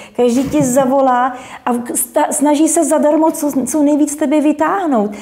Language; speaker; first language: Czech; native; Czech